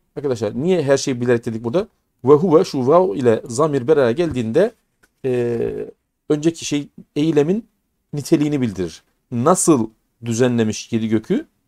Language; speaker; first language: Turkish; native; Turkish